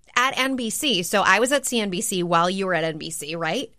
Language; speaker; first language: English; native; English